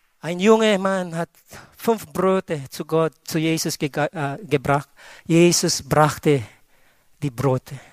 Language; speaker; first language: German; non-native, fluent; Filipino